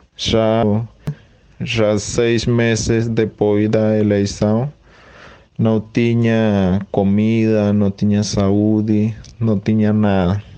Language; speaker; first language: Portuguese; non-native, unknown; Spanish